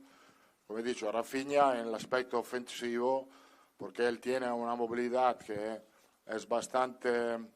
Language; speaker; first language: Spanish; non-native, fluent; Italian